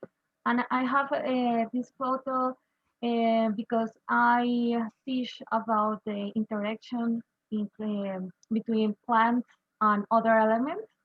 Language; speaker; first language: English; non-native, learner; Spanish